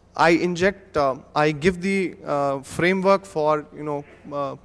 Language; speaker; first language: English; non-native, local second language; Hindi